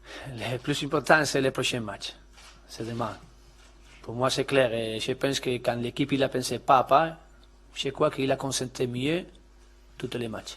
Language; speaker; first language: French; non-native, learner; Spanish